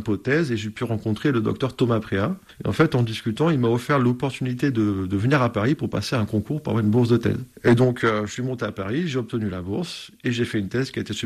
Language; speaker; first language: French; native; French